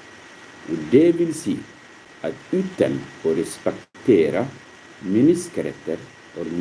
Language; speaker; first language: Swedish; non-native, learner; Arabic